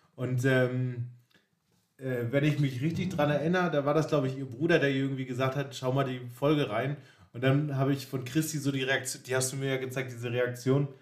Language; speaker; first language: German; native; German